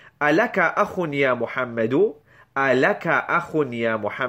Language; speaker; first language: Arabic; non-native, fluent; English